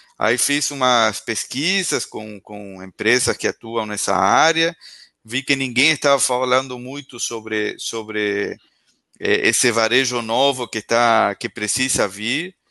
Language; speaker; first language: Portuguese; non-native, fluent; Spanish